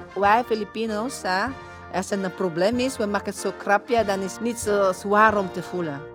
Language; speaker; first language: Dutch; non-native, learner; Filipino